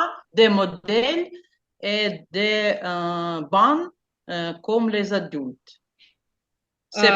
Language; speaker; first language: French; non-native, learner; Ukrainian